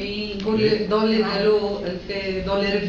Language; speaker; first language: French; non-native, learner; Spanish